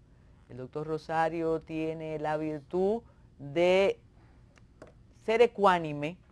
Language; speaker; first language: Spanish; native; Spanish